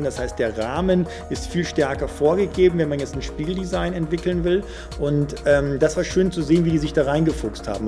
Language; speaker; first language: German; native; German